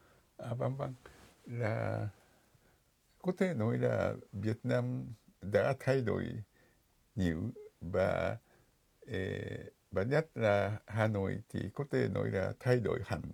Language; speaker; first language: Vietnamese; non-native, fluent; Japanese